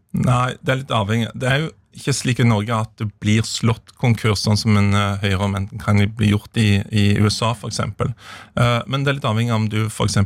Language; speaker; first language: Norwegian; native; Norwegian